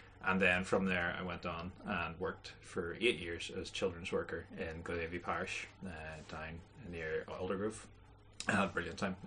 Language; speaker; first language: English; native; English